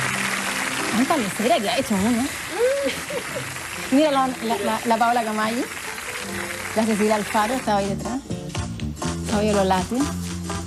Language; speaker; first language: Spanish; native; Spanish